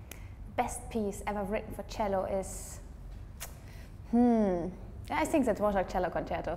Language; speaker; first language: English; non-native, fluent; German